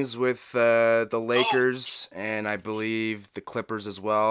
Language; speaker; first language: English; native; English